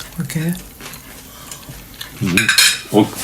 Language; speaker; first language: Swedish; non-native, learner; Thai